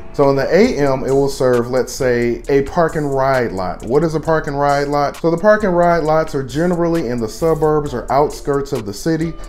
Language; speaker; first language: English; native; English